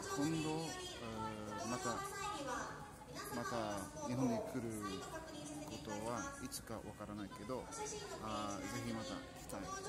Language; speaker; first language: Japanese; non-native, learner; English